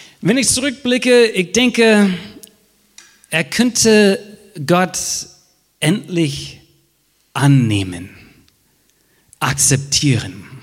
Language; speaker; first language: German; non-native, fluent; English